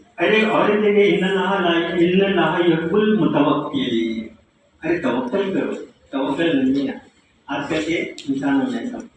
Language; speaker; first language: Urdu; native; Urdu